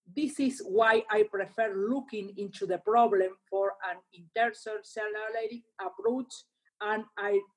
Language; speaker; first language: English; non-native, learner; Spanish